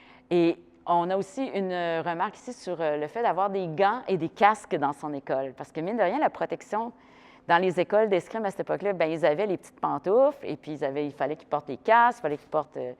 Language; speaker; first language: French; native; French